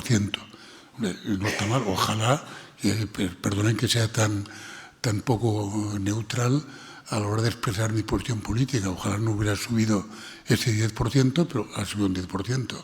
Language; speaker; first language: Spanish; non-native, local second language; Catalan